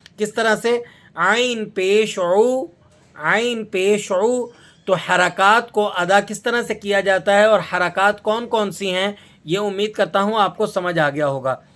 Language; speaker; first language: Urdu; native; Urdu